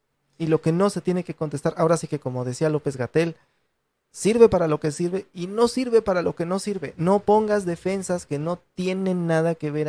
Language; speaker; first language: Spanish; native; Spanish